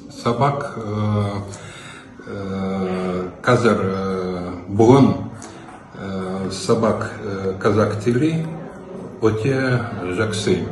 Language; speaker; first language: Kazakh; non-native, learner; Russian